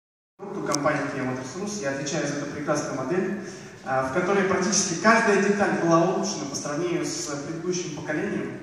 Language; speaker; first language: Russian; native; Russian